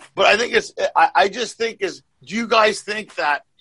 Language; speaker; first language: English; native; English